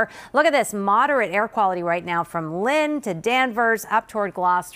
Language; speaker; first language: English; native; English